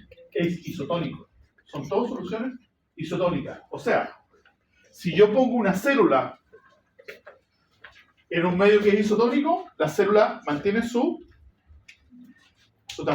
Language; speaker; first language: Spanish; native; Spanish